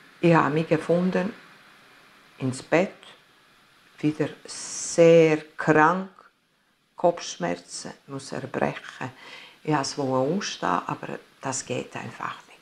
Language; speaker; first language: German; non-native, fluent; Italian